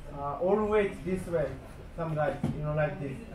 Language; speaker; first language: English; non-native, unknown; Japanese